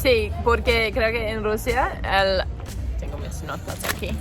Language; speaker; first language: Spanish; non-native, learner; English